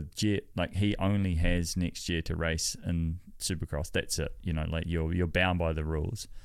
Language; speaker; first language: English; native; English